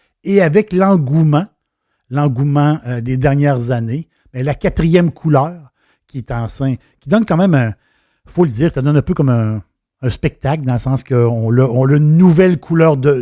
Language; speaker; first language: French; native; French